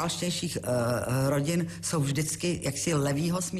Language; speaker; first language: Czech; native; Czech